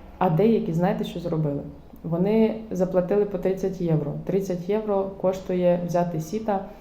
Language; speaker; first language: Ukrainian; native; Ukrainian